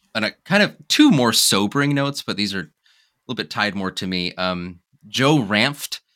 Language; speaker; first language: English; native; English